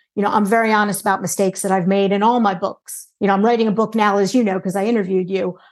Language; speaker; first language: English; native; English